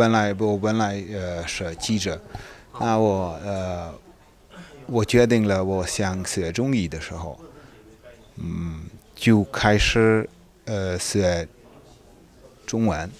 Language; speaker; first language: Chinese; non-native, fluent; Hungarian